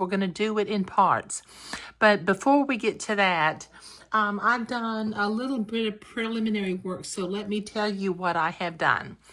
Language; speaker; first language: English; native; English